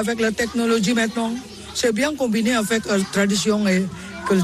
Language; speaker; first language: French; non-native, learner; Indonesian